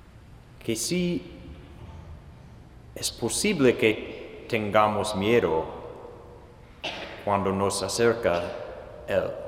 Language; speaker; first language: Spanish; non-native, fluent; English